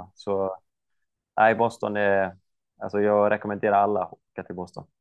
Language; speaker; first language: Swedish; non-native, fluent; Icelandic